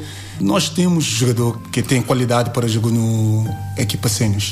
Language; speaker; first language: Portuguese; non-native, learner; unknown